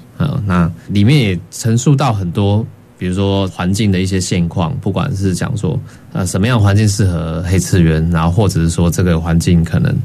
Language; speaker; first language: Chinese; native; Chinese